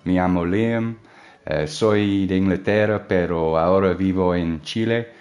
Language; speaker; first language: Spanish; non-native, learner; English